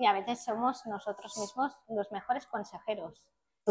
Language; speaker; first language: Spanish; native; Spanish